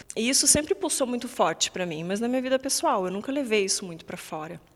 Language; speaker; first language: Portuguese; native; Portuguese